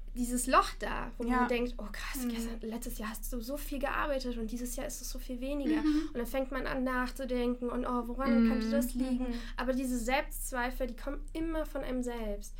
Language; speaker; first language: German; non-native, fluent; Russian